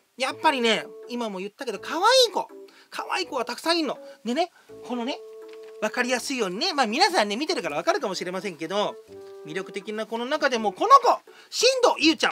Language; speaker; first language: Japanese; native; Japanese